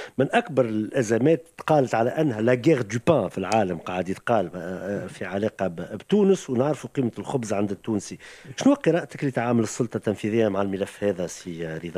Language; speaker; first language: Arabic; native; Arabic